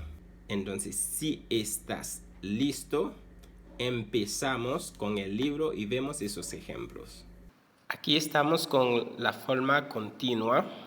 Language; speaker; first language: Spanish; non-native, fluent; Haitian Creole